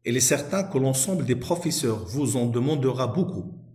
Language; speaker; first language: French; non-native, local second language; Arabic